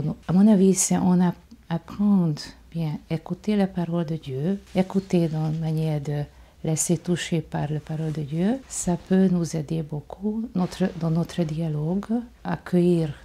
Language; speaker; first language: French; non-native, fluent; Hungarian